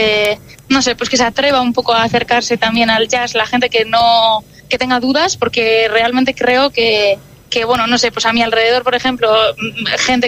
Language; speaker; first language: Spanish; non-native, local second language; Basque